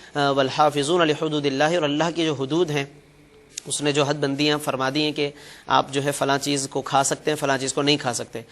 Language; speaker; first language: Urdu; native; Urdu